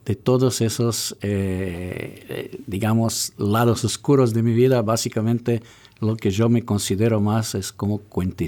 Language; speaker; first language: Spanish; non-native, fluent; Serbian